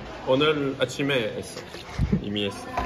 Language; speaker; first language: Korean; non-native, learner; French